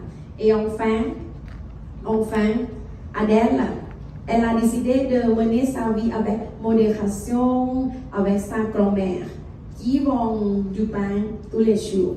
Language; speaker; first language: French; non-native, fluent; Thai